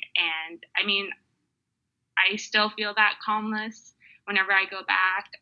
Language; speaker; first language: English; early bilingual, other home language; Mongolian